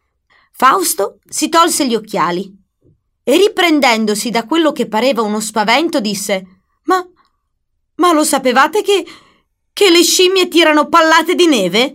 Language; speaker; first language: Italian; native; Italian